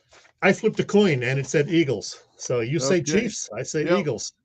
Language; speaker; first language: English; native; English